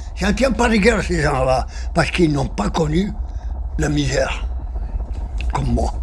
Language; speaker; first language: French; non-native, fluent; Spanish